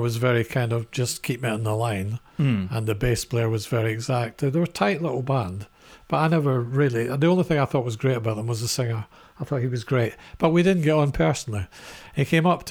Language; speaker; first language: English; native; English